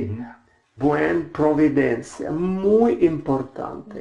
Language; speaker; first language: Spanish; non-native, learner; Russian